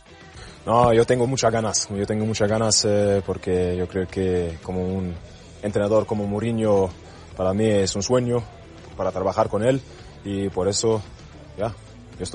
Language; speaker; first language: Spanish; non-native, learner; German